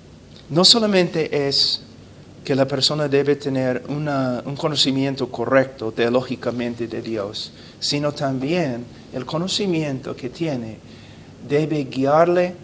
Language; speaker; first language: Spanish; non-native, fluent; English